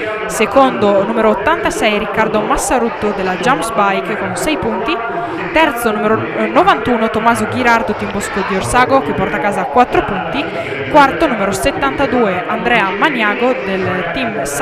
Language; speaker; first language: Italian; native; Italian